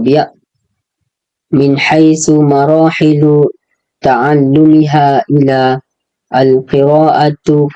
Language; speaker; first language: Arabic; non-native, learner; Indonesian